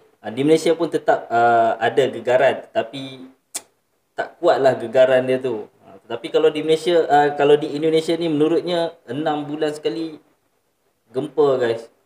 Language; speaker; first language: Malay; native; Malay